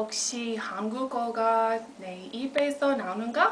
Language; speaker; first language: Korean; non-native, fluent; English